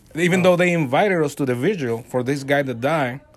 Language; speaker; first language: English; non-native, fluent; Spanish